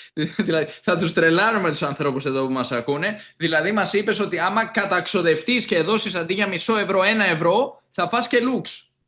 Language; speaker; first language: Greek; native; Greek